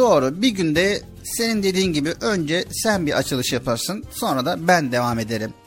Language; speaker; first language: Turkish; native; Turkish